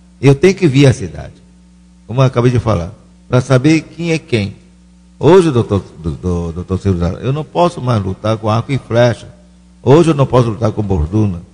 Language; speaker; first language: Portuguese; non-native, local second language; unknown